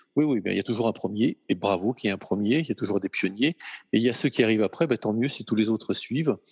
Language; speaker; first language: French; non-native, fluent; Ukrainian